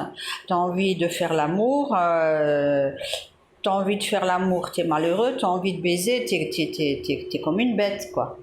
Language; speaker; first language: French; native; French